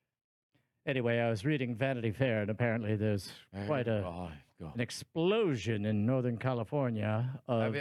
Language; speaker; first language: English; native; English